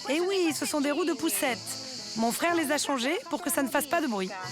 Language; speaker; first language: French; native; French